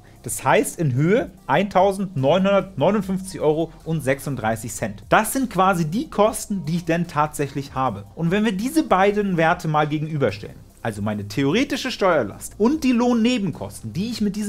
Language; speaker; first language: German; native; German